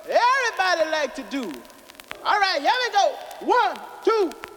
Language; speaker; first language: English; non-native, fluent; French